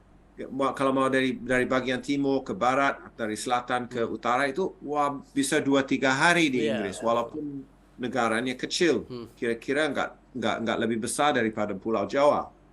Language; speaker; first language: Indonesian; non-native, fluent; English